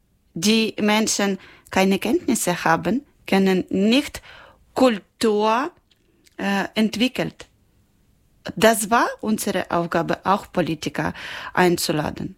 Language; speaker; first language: German; non-native, learner; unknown